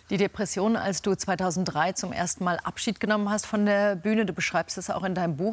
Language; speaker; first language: German; native; German